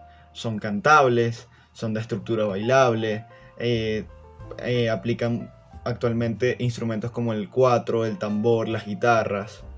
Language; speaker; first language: Spanish; native; Spanish